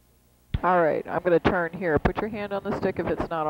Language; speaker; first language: English; native; English